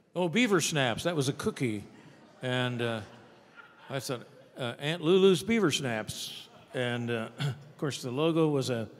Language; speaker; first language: English; native; English